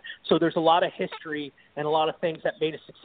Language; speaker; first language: English; native; English